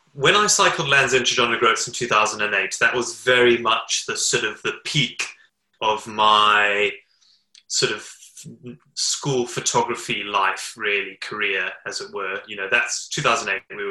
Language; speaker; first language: English; native; English